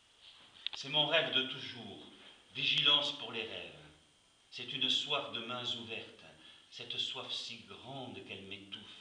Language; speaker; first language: French; native; French